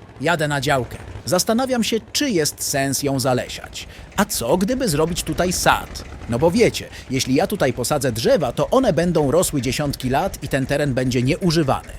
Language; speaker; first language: Polish; native; Polish